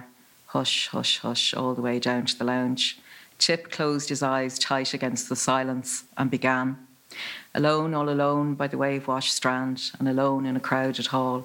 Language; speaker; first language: English; native; English